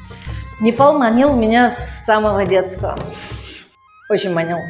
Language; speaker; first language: Russian; native; Russian